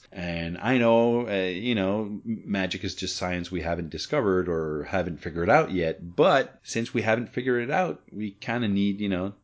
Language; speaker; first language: English; native; English